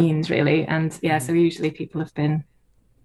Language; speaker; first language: English; non-native, local second language; Welsh